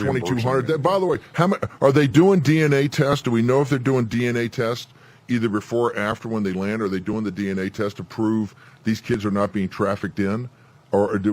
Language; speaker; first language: English; native; English